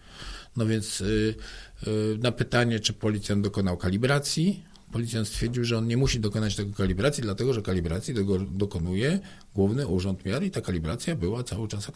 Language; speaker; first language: Polish; native; Polish